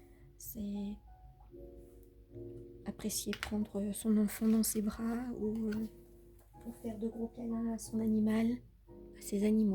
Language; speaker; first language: French; native; French